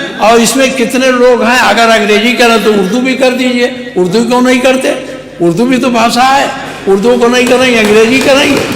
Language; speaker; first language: Hindi; native; Hindi